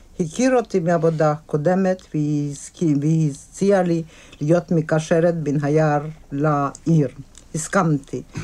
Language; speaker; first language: Hebrew; non-native, fluent; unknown